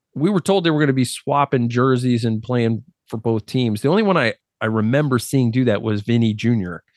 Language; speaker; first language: English; native; English